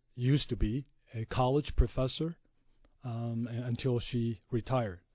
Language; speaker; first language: English; non-native, fluent; Chinese